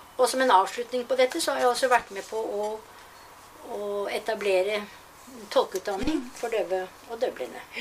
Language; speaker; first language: Norwegian; native; Norwegian